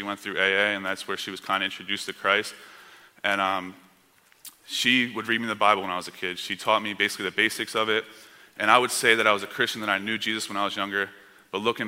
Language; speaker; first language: English; native; English